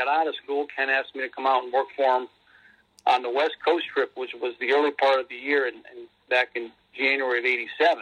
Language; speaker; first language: English; native; English